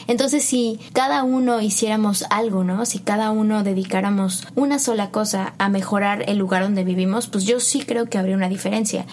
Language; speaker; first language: Spanish; native; Spanish